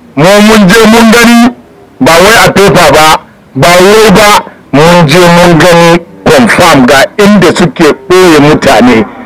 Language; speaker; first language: Hausa; native; Hausa